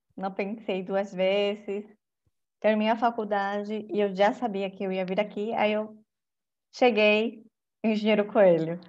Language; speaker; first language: Portuguese; non-native, fluent; Spanish